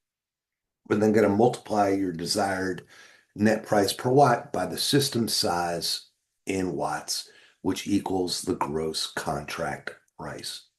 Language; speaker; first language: English; native; English